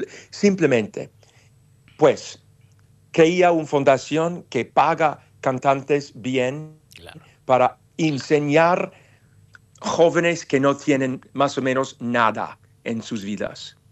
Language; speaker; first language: Spanish; non-native, fluent; English